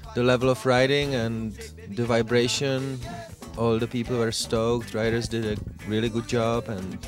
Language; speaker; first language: English; non-native, fluent; Czech